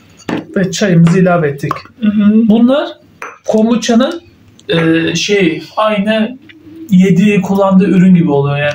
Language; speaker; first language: Turkish; native; Turkish